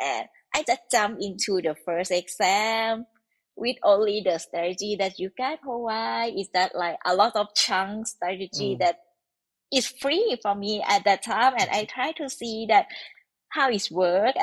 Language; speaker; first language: English; non-native, learner; Thai